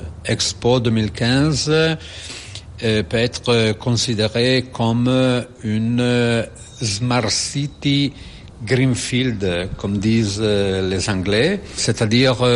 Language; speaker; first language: French; non-native, fluent; Italian